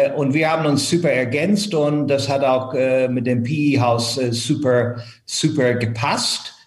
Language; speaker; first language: German; non-native, fluent; English